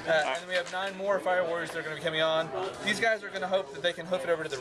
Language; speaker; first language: English; native; English